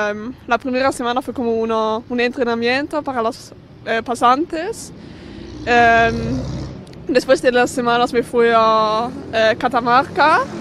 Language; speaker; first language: Spanish; non-native, fluent; German